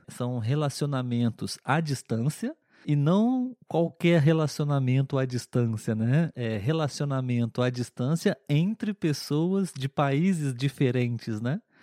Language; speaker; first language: Portuguese; native; Portuguese